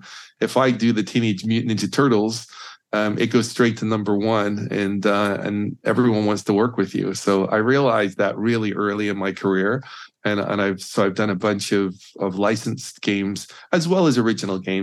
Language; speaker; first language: English; native; English